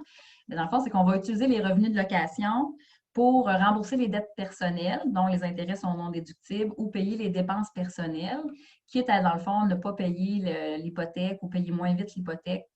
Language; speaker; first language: French; native; French